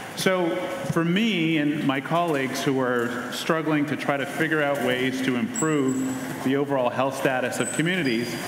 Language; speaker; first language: English; native; English